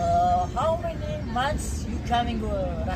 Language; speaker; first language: English; non-native, learner; Tajik